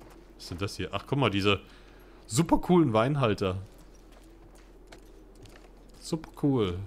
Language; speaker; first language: German; native; German